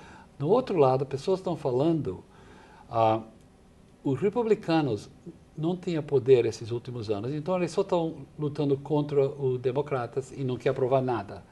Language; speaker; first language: Portuguese; non-native, fluent; English